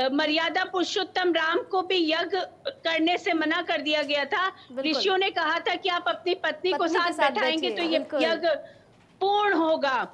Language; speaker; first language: Hindi; native; Hindi